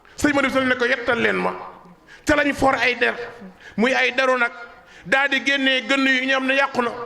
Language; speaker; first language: Wolof; non-native, local second language; Serer